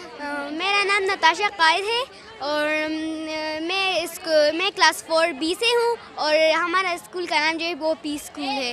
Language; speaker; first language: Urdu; non-native, local second language; Pashto